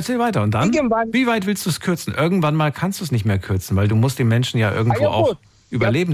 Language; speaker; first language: German; native; German